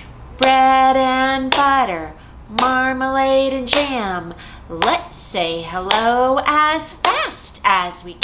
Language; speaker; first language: English; native; English